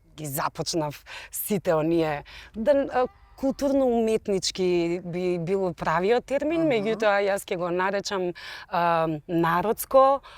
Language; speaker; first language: Macedonian; native; Macedonian